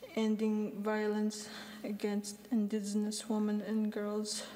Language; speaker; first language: English; native; English